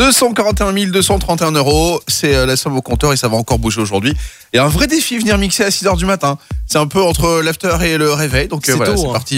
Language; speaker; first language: French; native; French